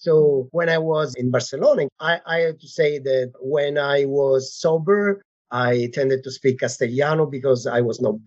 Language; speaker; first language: English; non-native, fluent; Italian